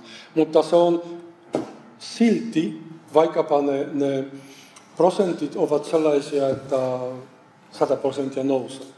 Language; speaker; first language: Finnish; non-native, fluent; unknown